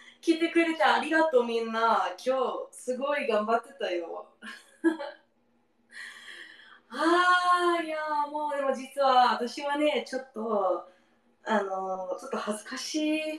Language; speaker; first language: Japanese; non-native, learner; English